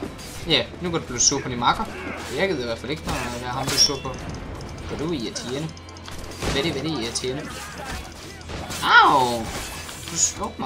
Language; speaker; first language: Danish; native; Danish